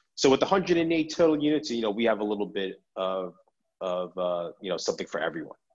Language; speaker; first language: English; native; English